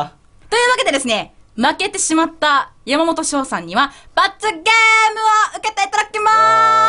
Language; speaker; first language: Japanese; native; Japanese